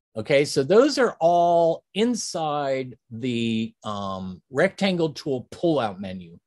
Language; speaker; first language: English; native; English